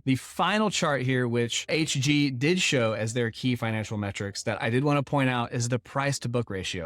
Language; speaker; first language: English; native; English